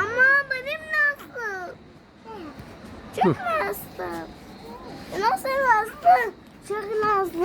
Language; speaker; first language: Turkish; early bilingual, heritage; Turkish